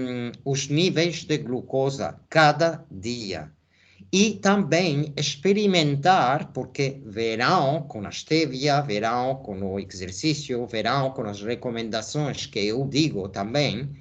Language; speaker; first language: Portuguese; non-native, fluent; Spanish